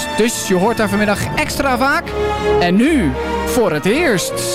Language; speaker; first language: Dutch; native; Dutch